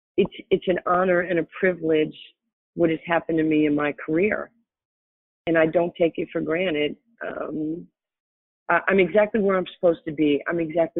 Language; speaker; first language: English; native; English